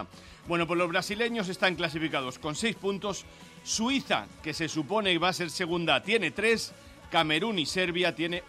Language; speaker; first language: Spanish; native; Spanish